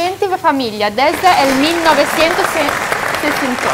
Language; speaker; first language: Spanish; non-native, fluent; Italian